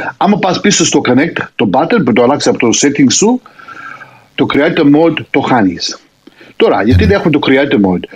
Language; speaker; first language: Greek; early bilingual, heritage; Greek